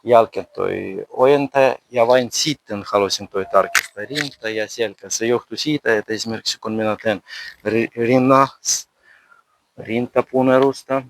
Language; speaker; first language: Finnish; non-native, learner; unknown